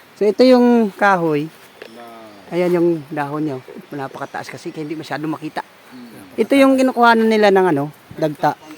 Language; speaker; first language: Filipino; non-native, local second language; Iloko